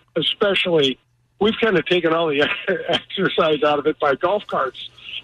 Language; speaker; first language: English; native; English